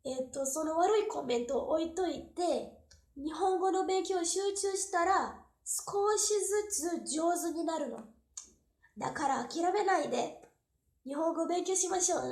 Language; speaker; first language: Japanese; non-native, fluent; Portuguese